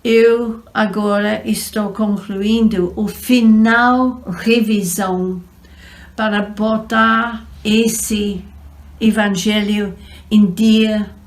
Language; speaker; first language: Portuguese; non-native, fluent; English